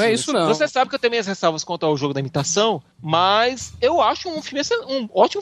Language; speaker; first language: Portuguese; native; Portuguese